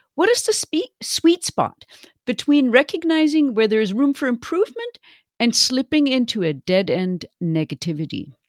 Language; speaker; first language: English; non-native, fluent; German